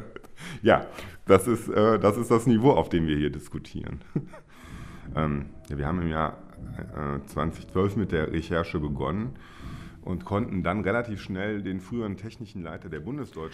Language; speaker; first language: German; native; German